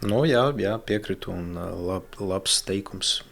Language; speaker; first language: Latvian; non-native, local second language; Russian